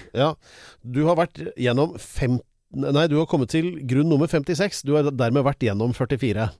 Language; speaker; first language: Norwegian; native; Norwegian